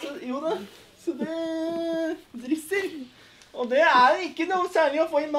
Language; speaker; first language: Norwegian; native; Norwegian